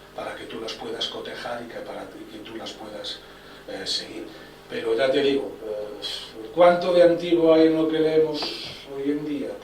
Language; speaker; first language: Spanish; non-native, local second language; Galician